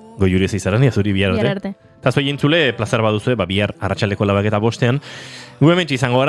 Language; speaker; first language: Basque; native; Basque